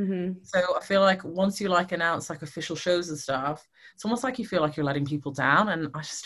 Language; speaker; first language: English; native; English